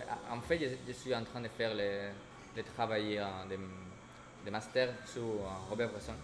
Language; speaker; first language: French; non-native, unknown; Spanish